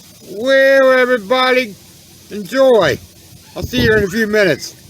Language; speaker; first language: English; native; English